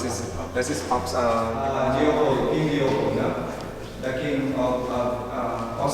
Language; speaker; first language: German; non-native, learner; Filipino